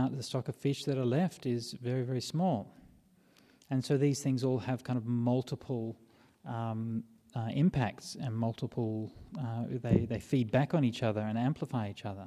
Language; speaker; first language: English; native; English